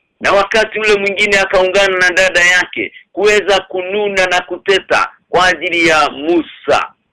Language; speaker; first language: Swahili; native; Swahili